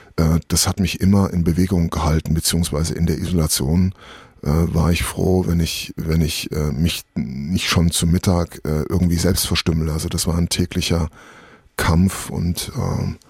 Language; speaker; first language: German; native; German